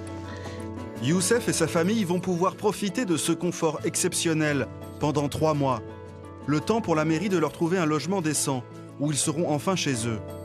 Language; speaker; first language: French; native; French